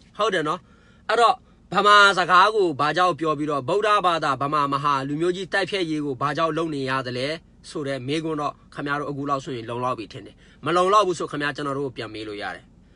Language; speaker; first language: Burmese; non-native, local second language; Mon